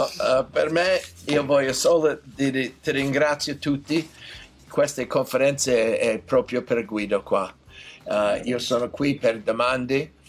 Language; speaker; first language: Italian; non-native, learner; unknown